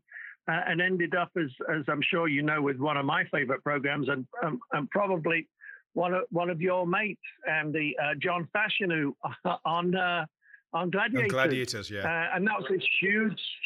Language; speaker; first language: English; native; English